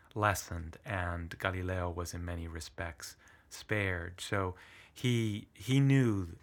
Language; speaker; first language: English; early bilingual, other home language; Italian